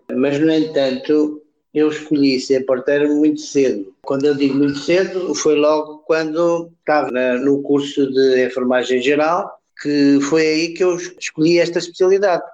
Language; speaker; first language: Portuguese; native; Portuguese